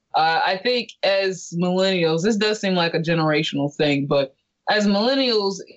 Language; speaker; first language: English; native; English